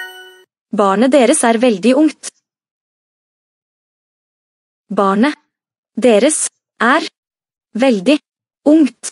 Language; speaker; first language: Norwegian; non-native, learner; Amharic